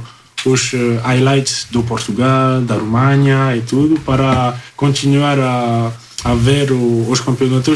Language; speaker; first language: Portuguese; early bilingual, heritage; Portuguese